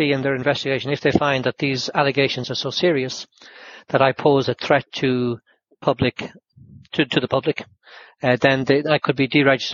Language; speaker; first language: English; native; English